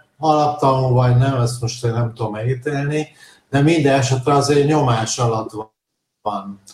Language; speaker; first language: Hungarian; native; Hungarian